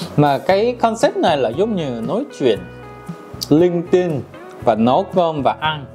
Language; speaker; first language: Vietnamese; non-native, fluent; Korean